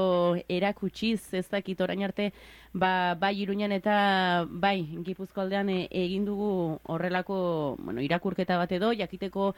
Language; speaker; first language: Basque; native; Basque